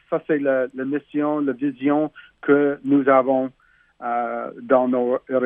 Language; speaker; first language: French; non-native, learner; English